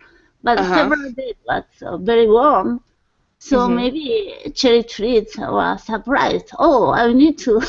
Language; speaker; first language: English; non-native, learner; Japanese